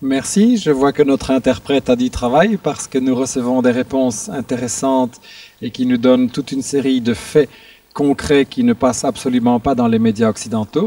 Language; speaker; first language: French; native; French